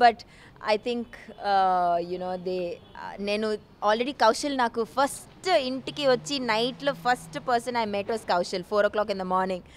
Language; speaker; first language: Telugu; non-native, learner; Malayalam